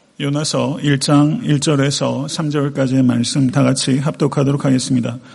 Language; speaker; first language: Korean; native; Korean